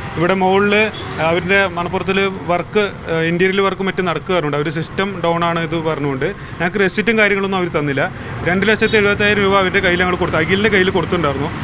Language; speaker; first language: Malayalam; native; Malayalam